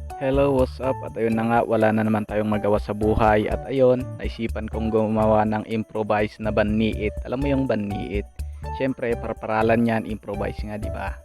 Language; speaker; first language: Filipino; non-native, local second language; Iloko